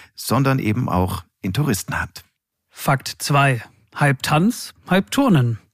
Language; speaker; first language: German; native; German